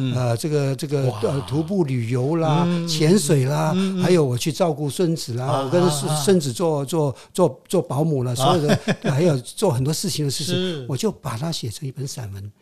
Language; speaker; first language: Chinese; non-native, local second language; Min Nan Chinese